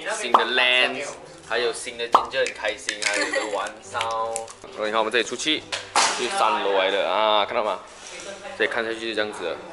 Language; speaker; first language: Chinese; native; Chinese